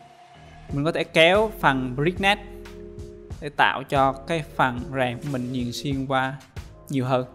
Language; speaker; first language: Vietnamese; native; Vietnamese